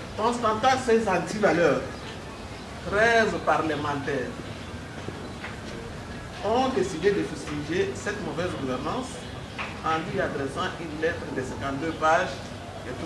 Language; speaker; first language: French; non-native, local second language; Lingala